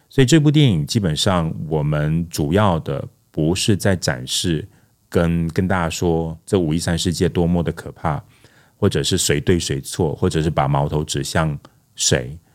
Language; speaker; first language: Chinese; non-native, local second language; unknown